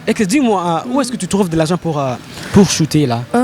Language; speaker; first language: French; non-native, local second language; Rundi